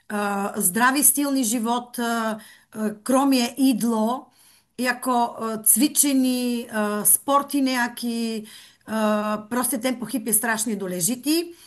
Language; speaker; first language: Czech; non-native, fluent; Bulgarian